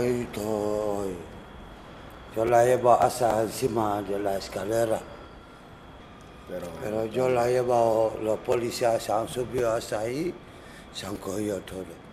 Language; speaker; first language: Spanish; non-native, learner; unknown